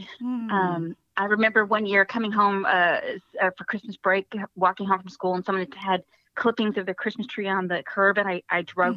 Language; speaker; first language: English; native; English